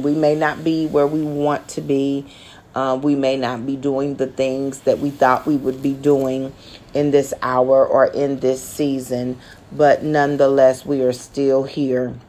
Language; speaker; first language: English; native; English